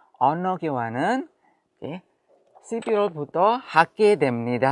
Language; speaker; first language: Korean; non-native, fluent; Indonesian